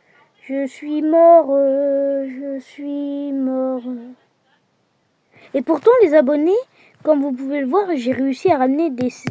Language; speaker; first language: French; native; French